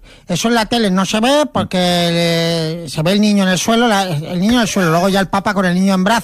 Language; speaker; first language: Spanish; native; Spanish